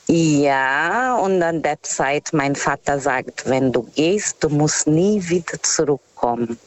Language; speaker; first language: German; non-native, learner; Portuguese